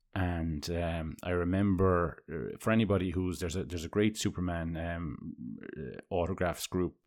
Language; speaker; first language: English; native; English